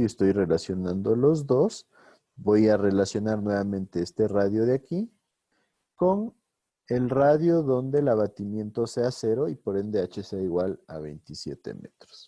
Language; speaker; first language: Spanish; native; Spanish